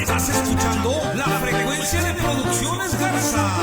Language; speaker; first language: Spanish; native; Spanish